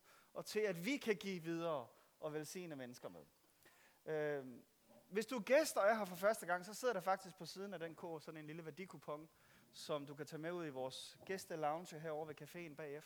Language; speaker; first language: Danish; native; Danish